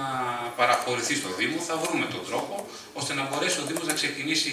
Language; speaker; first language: Greek; native; Greek